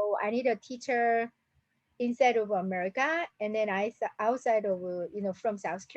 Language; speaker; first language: English; non-native, learner; Korean